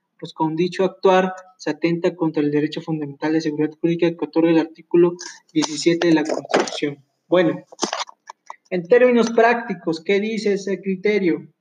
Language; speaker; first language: Spanish; native; Spanish